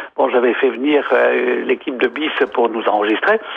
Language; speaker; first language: French; native; French